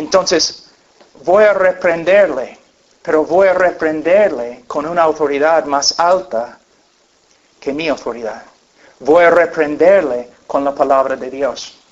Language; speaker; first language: Spanish; non-native, fluent; English